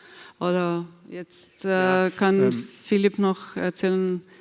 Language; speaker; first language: German; non-native, fluent; Slovenian